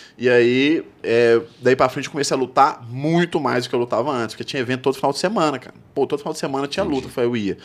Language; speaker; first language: Portuguese; native; Portuguese